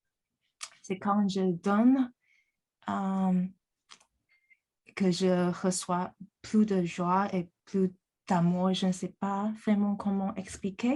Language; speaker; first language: French; non-native, fluent; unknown